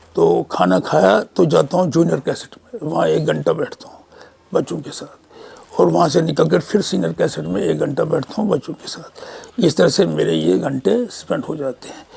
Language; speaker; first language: Urdu; non-native, local second language; Kashmiri